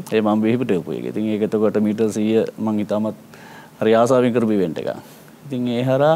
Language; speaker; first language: Sinhala; native; Sinhala